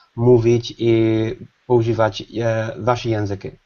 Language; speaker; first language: Polish; non-native, learner; English